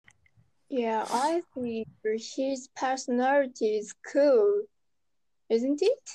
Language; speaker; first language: English; non-native, learner; Japanese